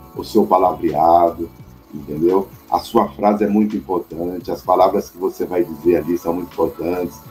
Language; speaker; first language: Portuguese; native; Portuguese